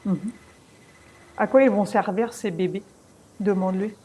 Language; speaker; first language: French; native; French